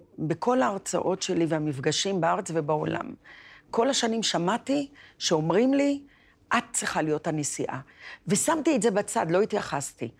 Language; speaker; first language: Hebrew; early bilingual, other home language; Arabic